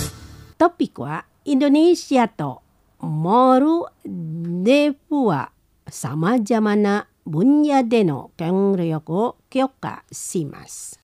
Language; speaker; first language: Japanese; non-native, fluent; Indonesian